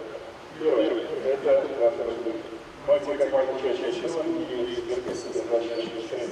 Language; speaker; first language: Russian; native; Russian